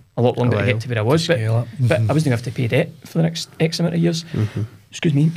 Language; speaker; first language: English; native; English